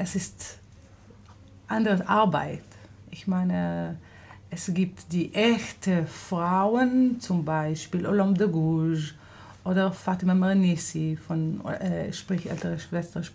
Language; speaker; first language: German; non-native, fluent; Hebrew